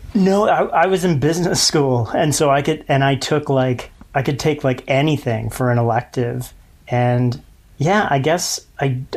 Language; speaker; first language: English; native; English